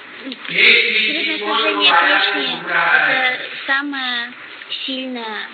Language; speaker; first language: Russian; native; Russian